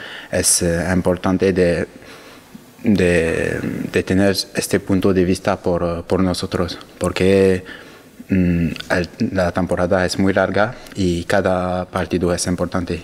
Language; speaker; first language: Spanish; non-native, learner; French